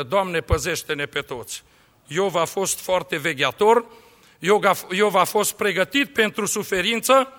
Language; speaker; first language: Romanian; native; Romanian